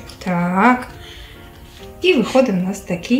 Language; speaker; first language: Polish; non-native, learner; Ukrainian